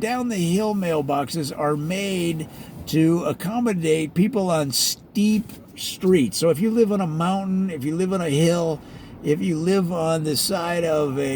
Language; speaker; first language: English; native; English